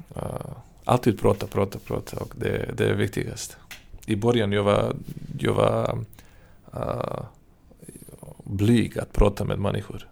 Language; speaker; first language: Swedish; non-native, learner; Serbian